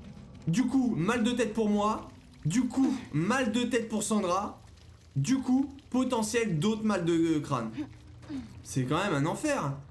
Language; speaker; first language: French; native; French